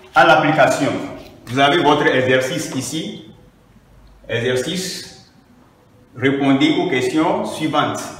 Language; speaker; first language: French; non-native, fluent; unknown